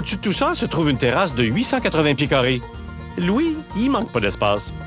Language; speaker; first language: French; native; French